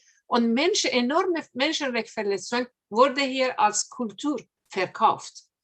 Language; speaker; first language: German; non-native, fluent; Persian